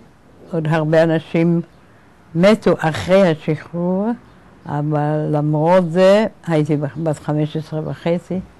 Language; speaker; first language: Hebrew; early bilingual, other home language; Czech